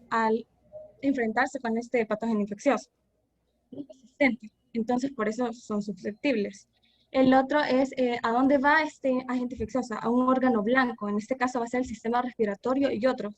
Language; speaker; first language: Spanish; native; Spanish